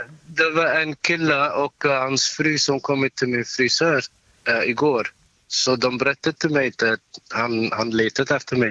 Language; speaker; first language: Swedish; non-native, learner; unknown